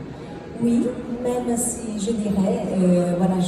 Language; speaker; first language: French; non-native, fluent; Italian